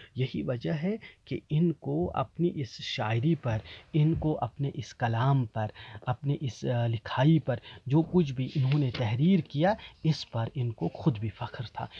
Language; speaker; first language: Urdu; non-native, local second language; Kashmiri